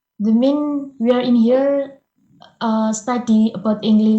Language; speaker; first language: English; non-native, learner; Indonesian